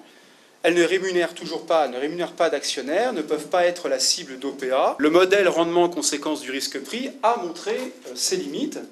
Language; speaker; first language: French; native; French